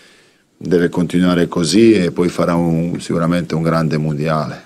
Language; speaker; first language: Italian; non-native, fluent; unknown